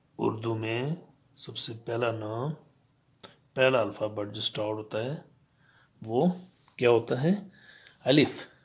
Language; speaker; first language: Urdu; native; Urdu